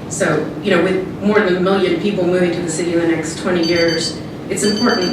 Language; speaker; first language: English; native; English